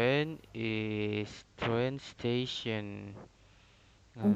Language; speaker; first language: English; non-native, learner; Indonesian